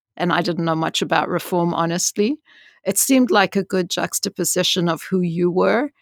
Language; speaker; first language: English; native; English